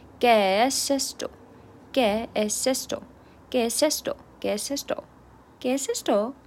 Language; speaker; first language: Spanish; non-native, learner; Chinese